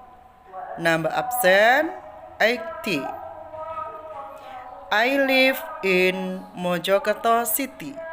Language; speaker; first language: English; non-native, learner; Indonesian